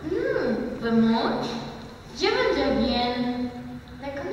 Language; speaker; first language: French; non-native, learner; Spanish